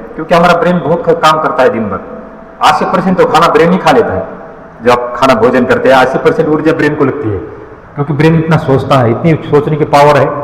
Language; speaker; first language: Hindi; non-native, local second language; Marathi